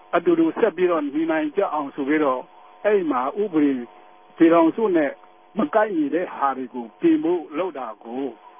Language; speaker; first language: Burmese; non-native, local second language; Tedim Chin